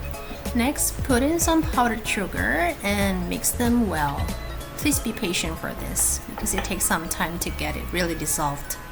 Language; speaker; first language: English; non-native, local second language; Indonesian